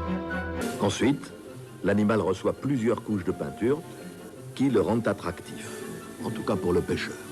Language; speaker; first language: French; native; French